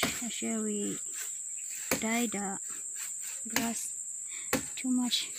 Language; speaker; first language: English; non-native, learner; Filipino